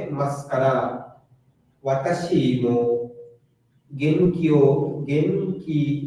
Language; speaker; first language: Japanese; non-native, learner; Bangla